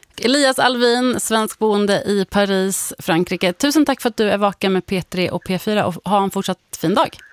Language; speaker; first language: Swedish; native; Swedish